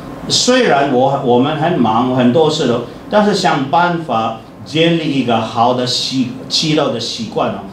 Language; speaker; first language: Chinese; non-native, fluent; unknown